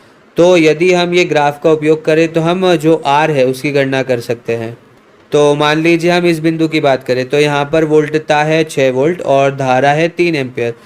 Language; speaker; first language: Hindi; native; Hindi